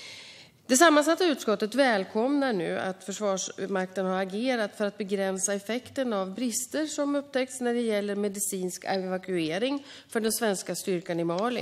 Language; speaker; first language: Swedish; native; Swedish